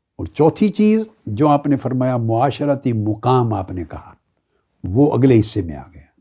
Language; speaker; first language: Urdu; non-native, local second language; Punjabi